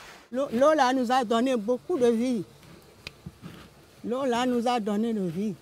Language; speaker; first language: French; non-native, learner; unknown